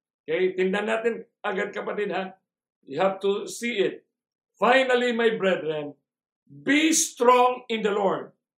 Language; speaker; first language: English; non-native, local second language; Filipino